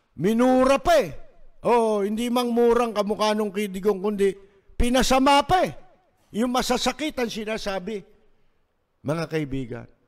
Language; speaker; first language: Filipino; native; Filipino